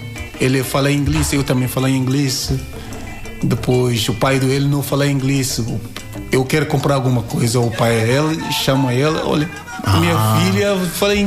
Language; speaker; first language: Portuguese; non-native, learner; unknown